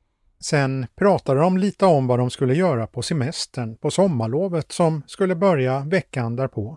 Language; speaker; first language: Swedish; native; Swedish